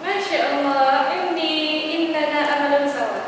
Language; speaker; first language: Arabic; non-native, learner; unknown